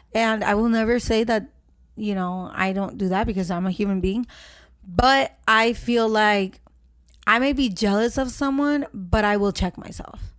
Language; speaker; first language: English; early bilingual, other home language; Spanish